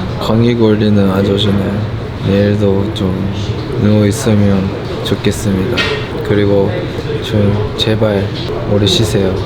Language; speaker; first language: Korean; non-native, learner; Japanese